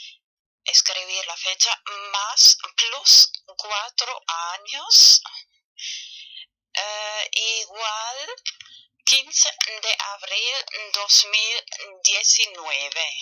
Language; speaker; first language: Spanish; non-native, fluent; German